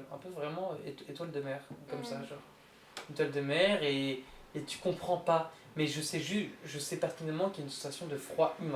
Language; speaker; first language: French; native; French